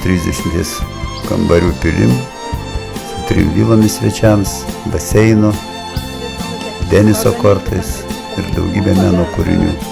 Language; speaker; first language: Lithuanian; native; Lithuanian